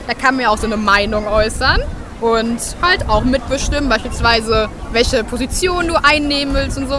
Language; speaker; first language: German; native; German